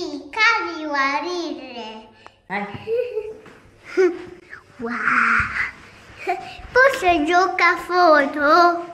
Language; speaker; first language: Italian; early bilingual, other home language; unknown